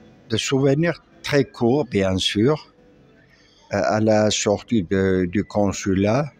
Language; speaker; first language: French; non-native, local second language; Armenian